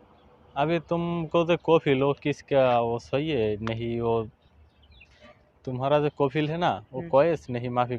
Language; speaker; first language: Hindi; non-native, learner; Bangla